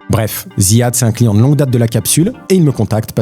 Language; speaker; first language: French; native; French